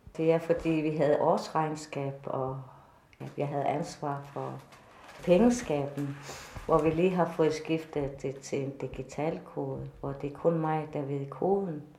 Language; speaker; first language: Danish; non-native, local second language; Kalaallisut